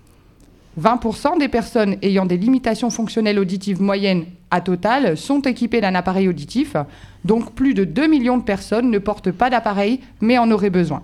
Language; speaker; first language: French; native; French